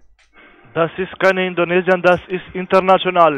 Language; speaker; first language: German; non-native, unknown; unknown